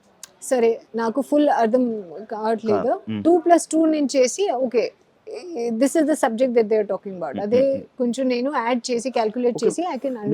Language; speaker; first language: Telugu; non-native, learner; Hindi